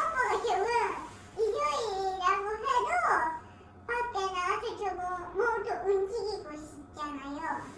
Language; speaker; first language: Korean; non-native, fluent; Japanese